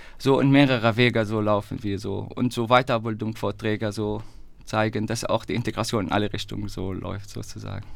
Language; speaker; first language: German; non-native, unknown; Arabic